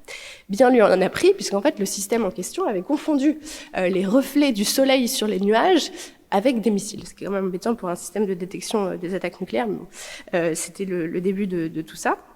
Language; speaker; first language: French; native; French